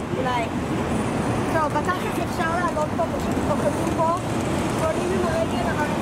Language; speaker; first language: Hebrew; native; Hebrew